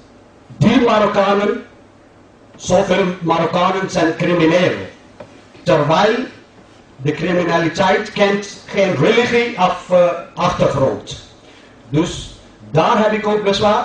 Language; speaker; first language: Dutch; non-native, fluent; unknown